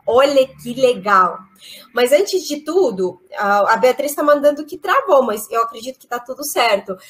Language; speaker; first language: Portuguese; non-native, fluent; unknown